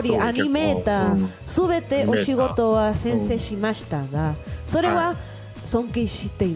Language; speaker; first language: Japanese; non-native, learner; Spanish